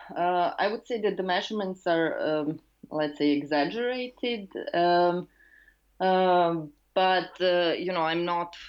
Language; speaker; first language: English; non-native, fluent; Serbian